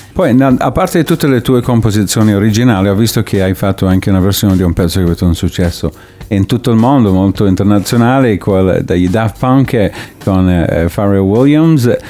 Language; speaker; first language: Italian; non-native, fluent; English